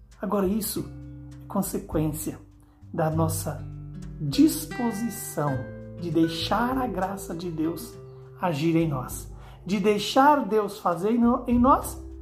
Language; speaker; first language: Portuguese; native; Portuguese